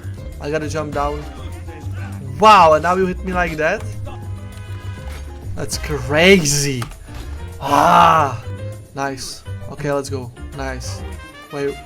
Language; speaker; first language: English; non-native, fluent; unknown